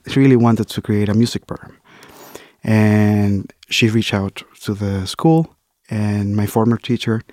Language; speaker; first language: English; non-native, fluent; Spanish